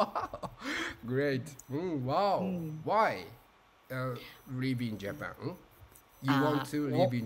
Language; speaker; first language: English; non-native, learner; Japanese